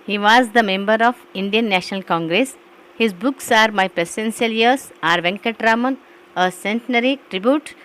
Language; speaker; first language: English; non-native, local second language; Kannada